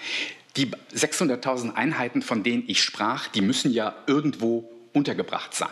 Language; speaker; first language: German; native; German